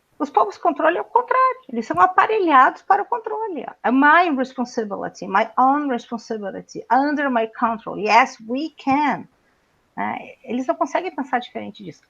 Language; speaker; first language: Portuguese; native; Portuguese